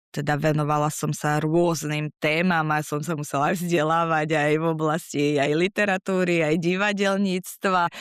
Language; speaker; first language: Slovak; native; Slovak